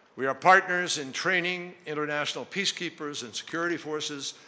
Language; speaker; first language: English; native; English